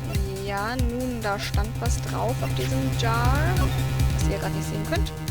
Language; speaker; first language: German; native; German